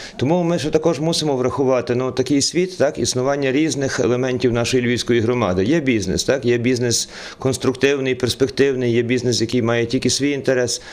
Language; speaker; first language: Ukrainian; native; Ukrainian